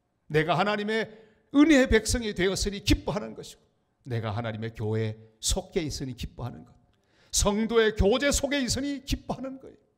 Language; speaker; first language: Korean; native; Korean